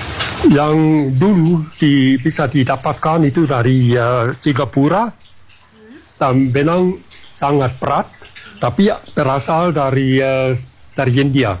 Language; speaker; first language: Indonesian; non-native, fluent; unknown